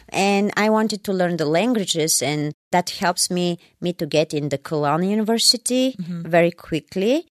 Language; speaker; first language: English; non-native, fluent; Bulgarian